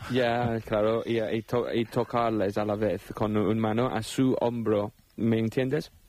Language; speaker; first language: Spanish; non-native, fluent; English